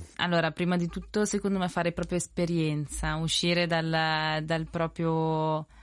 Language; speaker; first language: Italian; early bilingual, other home language; Spanish